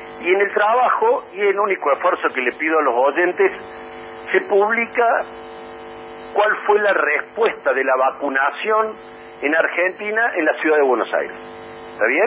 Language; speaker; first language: Spanish; native; Spanish